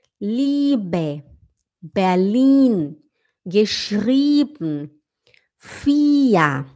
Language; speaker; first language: German; non-native, fluent; Portuguese